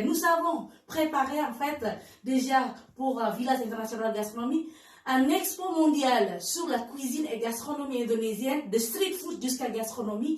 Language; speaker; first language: French; non-native, fluent; Indonesian